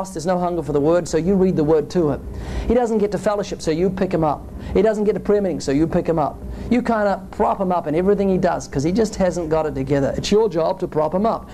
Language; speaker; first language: English; native; English